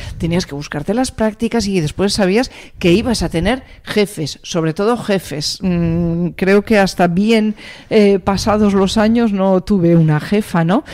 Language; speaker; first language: Spanish; native; Spanish